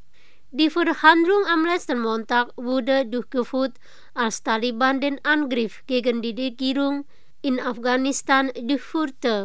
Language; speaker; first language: German; non-native, fluent; Indonesian